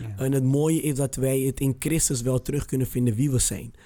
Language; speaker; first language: Dutch; early bilingual, other home language; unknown